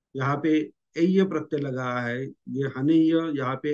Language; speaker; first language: Hindi; non-native, local second language; Marathi